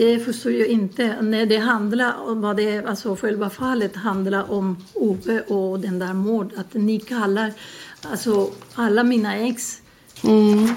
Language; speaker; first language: Swedish; non-native, learner; Spanish